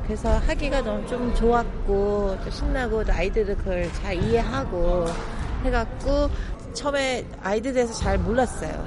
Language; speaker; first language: Korean; early bilingual, heritage; Korean